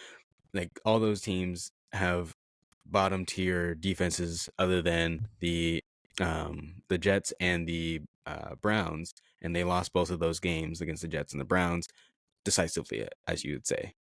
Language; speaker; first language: English; native; English